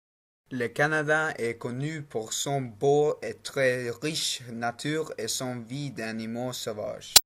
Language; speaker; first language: French; non-native, learner; Norwegian